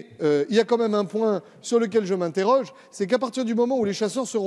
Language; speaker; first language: French; native; French